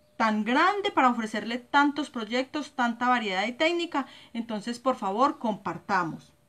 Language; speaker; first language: Spanish; native; Spanish